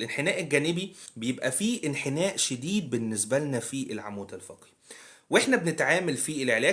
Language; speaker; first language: Arabic; native; Arabic